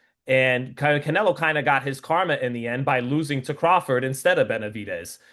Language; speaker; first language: English; native; English